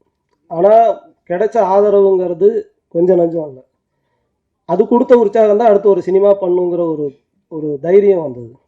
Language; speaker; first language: Tamil; native; Tamil